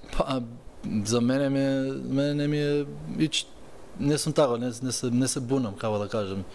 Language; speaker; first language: Macedonian; early bilingual, heritage; Macedonian